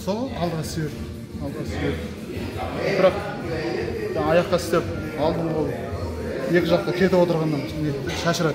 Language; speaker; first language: Kazakh; native; Kazakh